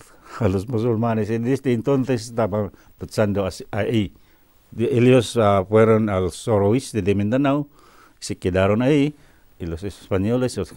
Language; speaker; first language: Spanish; non-native, fluent; Cebuano